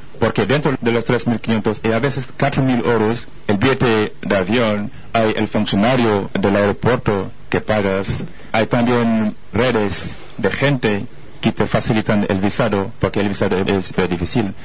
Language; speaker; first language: Spanish; non-native, fluent; Wolof